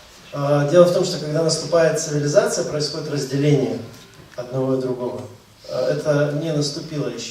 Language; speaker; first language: Russian; native; Russian